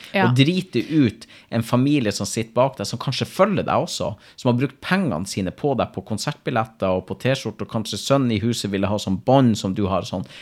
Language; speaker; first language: Norwegian; native; Norwegian